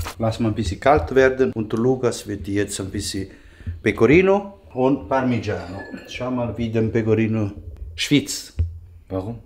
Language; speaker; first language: German; non-native, learner; Italian